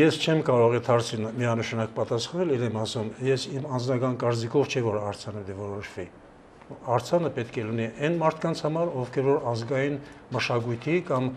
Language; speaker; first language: Armenian; native; Armenian